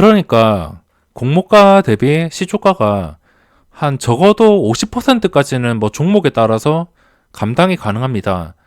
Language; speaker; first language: Korean; native; Korean